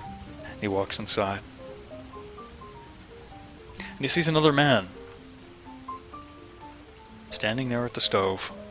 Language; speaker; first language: English; native; English